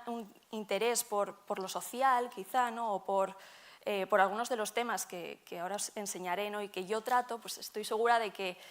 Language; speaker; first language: Spanish; native; Spanish